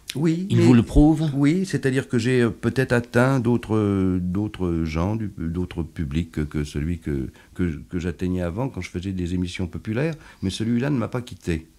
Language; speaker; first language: French; native; French